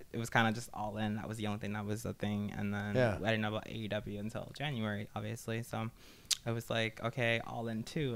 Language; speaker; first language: English; native; English